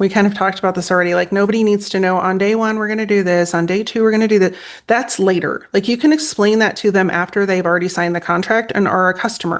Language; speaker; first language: English; native; English